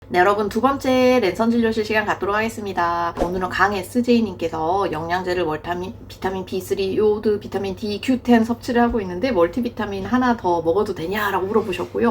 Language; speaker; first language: Korean; native; Korean